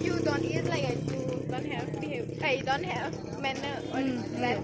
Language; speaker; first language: English; non-native, learner; Thai